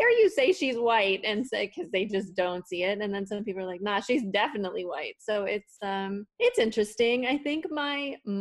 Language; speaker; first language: English; non-native, fluent; Spanish